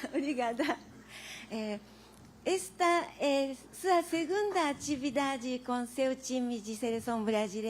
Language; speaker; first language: Portuguese; non-native, learner; Japanese